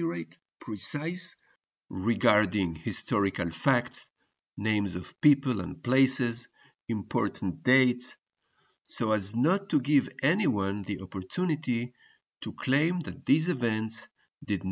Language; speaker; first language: English; early bilingual, other home language; Spanish